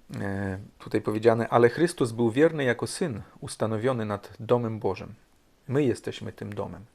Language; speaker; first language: Polish; early bilingual, heritage; Polish